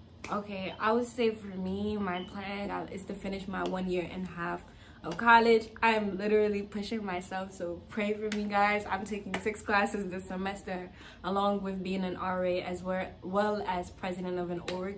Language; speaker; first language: English; native; English